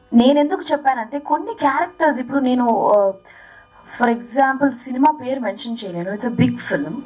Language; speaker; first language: Telugu; early bilingual, heritage; Telugu